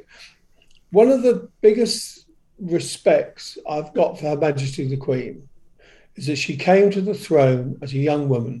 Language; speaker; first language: English; native; English